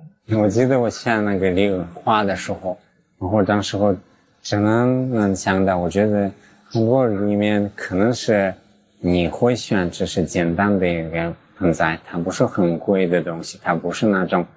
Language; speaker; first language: Chinese; early bilingual, heritage; English